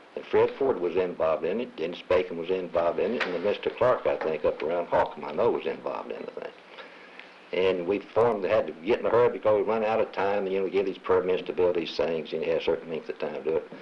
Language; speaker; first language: English; native; English